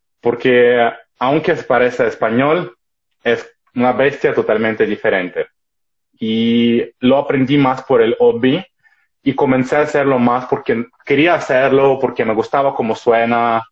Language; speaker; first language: Spanish; non-native, fluent; Russian